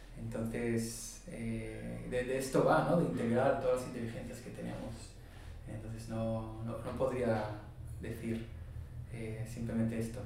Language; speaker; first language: Spanish; non-native, fluent; Hebrew